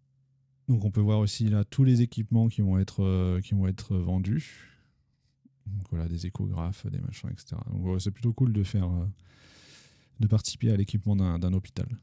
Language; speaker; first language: French; native; French